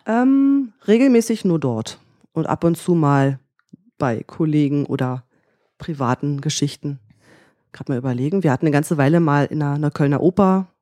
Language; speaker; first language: German; native; German